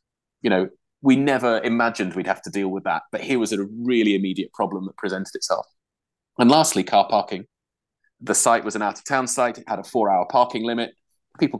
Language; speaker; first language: English; native; English